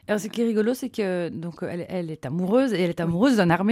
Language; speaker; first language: French; native; French